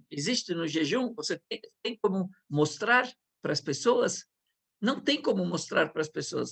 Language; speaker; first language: Portuguese; non-native, fluent; Arabic